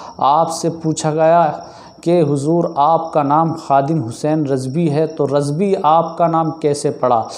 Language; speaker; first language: Urdu; native; Urdu